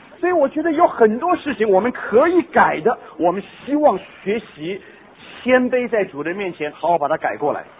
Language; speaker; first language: Chinese; non-native, local second language; Cantonese